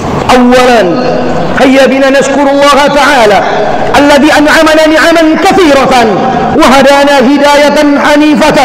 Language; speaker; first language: Arabic; non-native, fluent; Indonesian